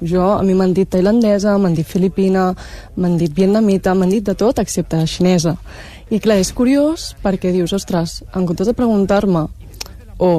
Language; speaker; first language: Catalan; native; Catalan